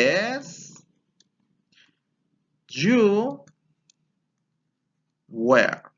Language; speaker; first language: English; non-native, fluent; Spanish